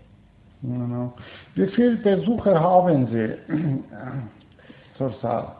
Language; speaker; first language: German; non-native, learner; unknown